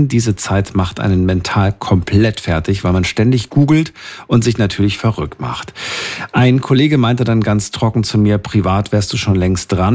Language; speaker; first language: German; native; German